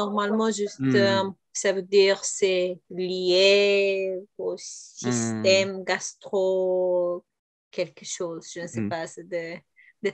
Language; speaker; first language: French; non-native, fluent; Bulgarian